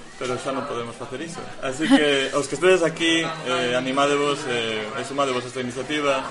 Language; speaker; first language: Galician; native; Galician